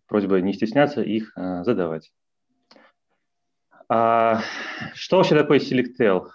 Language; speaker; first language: Russian; native; Russian